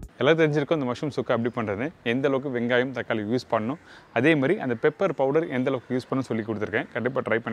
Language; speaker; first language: Tamil; native; Tamil